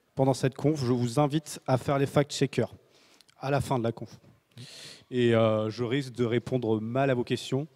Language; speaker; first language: French; native; French